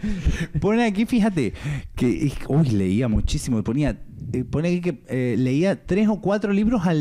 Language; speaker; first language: Spanish; native; Spanish